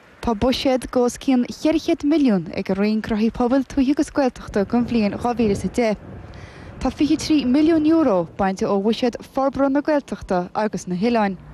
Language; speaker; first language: Irish; native; Irish